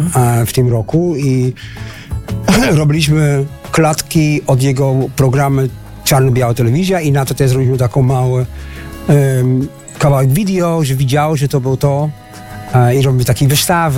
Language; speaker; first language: Polish; non-native, learner; Dutch